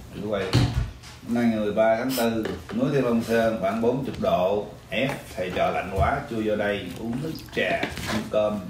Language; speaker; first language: Vietnamese; early bilingual, other home language; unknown